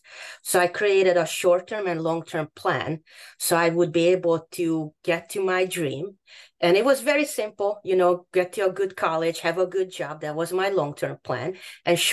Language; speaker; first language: English; non-native, fluent; Hungarian